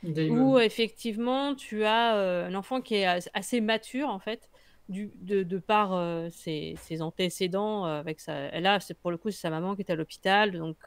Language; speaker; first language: French; native; French